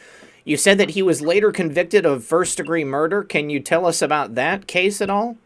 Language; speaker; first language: English; native; English